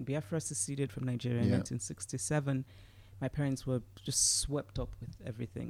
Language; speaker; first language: English; non-native, local second language; Igbo